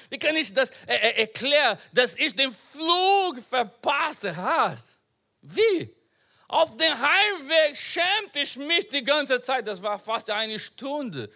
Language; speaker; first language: German; non-native, learner; Portuguese